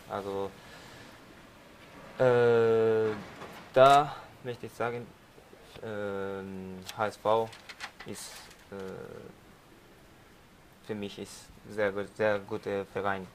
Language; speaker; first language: German; non-native, learner; Japanese